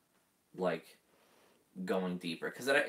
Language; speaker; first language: English; native; English